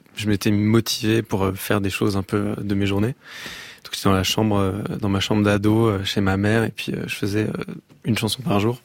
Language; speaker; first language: French; native; French